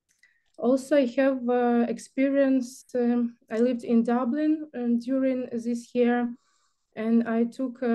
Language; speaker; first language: English; non-native, learner; Ukrainian